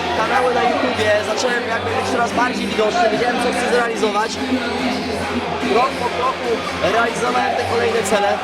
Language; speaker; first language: Polish; native; Polish